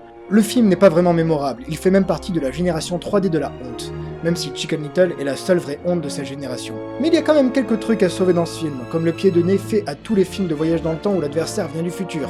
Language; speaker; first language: French; native; French